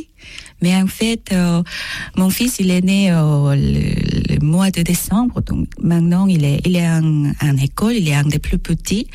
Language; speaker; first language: French; non-native, learner; Korean